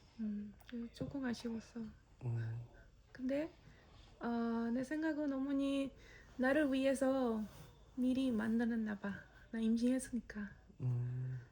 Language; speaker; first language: Korean; non-native, fluent; Spanish